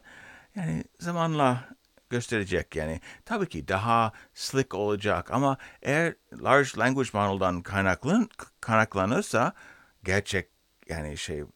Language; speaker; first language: Turkish; non-native, learner; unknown